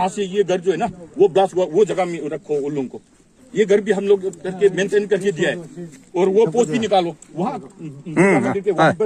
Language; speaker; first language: Hindi; non-native, local second language; Manipuri